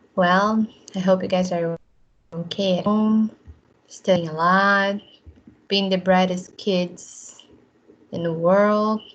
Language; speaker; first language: English; non-native, fluent; Portuguese